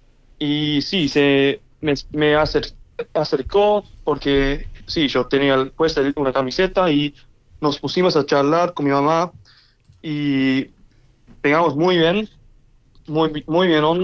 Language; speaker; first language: Spanish; early bilingual, heritage; English